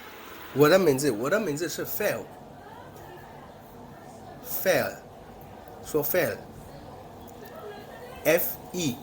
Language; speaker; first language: Chinese; non-native, learner; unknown